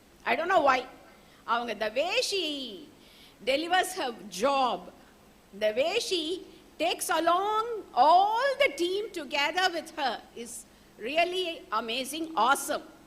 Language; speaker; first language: English; non-native, local second language; Tamil